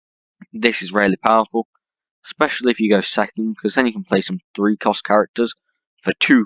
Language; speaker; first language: English; native; English